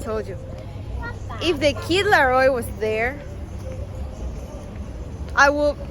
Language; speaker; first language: English; non-native, fluent; Spanish